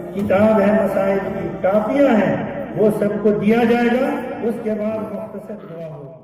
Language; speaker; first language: Urdu; native; Urdu